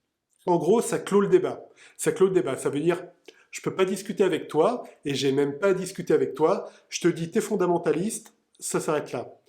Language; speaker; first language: French; native; French